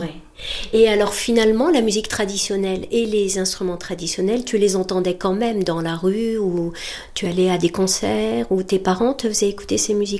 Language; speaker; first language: French; native; French